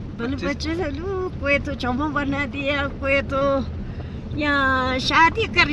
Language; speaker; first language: Hindi; non-native, local second language; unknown